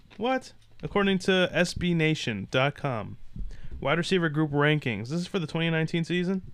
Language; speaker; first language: English; native; English